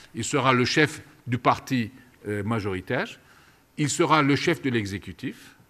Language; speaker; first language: French; non-native, fluent; Turkish